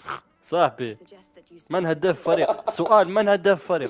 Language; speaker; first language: Arabic; native; Arabic